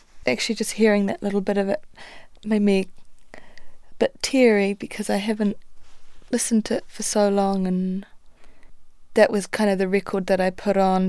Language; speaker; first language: English; native; English